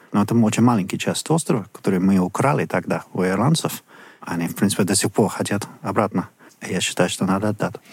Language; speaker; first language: Russian; non-native, fluent; English